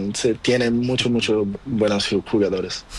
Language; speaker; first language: Spanish; non-native, learner; Portuguese